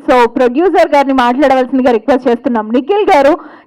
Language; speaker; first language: Telugu; native; Telugu